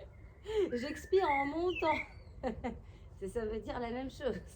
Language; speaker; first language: French; native; French